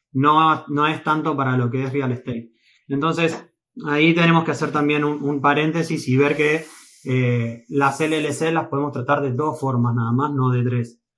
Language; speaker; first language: Spanish; native; Spanish